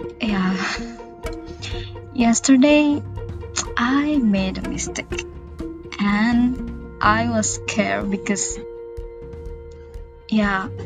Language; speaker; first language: English; non-native, learner; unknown